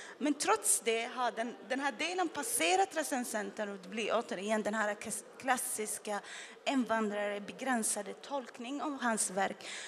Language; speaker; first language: Swedish; non-native, fluent; Arabic